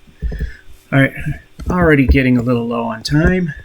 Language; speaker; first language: English; native; English